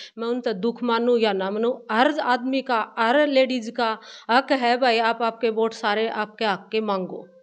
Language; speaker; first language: Hindi; native; Hindi